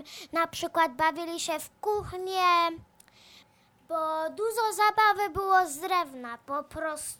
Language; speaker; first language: Polish; early bilingual, heritage; Polish